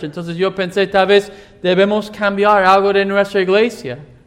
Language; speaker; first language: Spanish; non-native, fluent; English